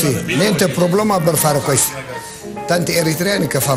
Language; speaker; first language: Italian; non-native, local second language; Tigrinya